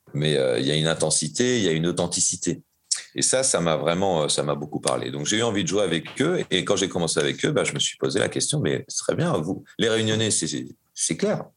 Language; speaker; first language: French; native; French